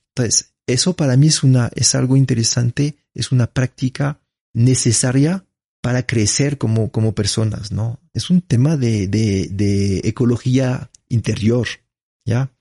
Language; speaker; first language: Spanish; non-native, fluent; French